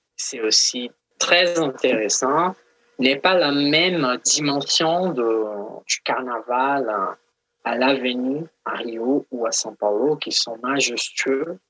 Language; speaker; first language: French; non-native, fluent; Portuguese